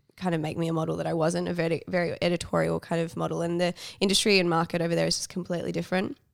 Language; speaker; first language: English; native; English